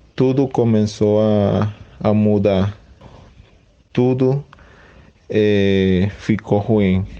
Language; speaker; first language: Portuguese; non-native, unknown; Spanish